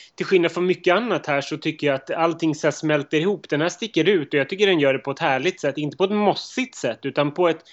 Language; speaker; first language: Swedish; native; Swedish